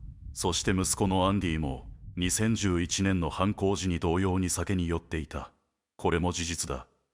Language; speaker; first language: Japanese; native; Japanese